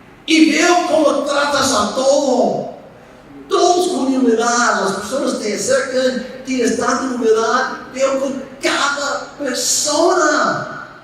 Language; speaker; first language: Spanish; non-native, fluent; English